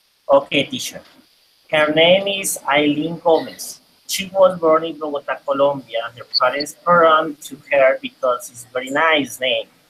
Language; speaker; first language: English; non-native, learner; Spanish